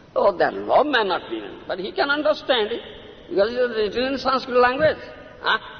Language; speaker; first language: English; non-native, local second language; Odia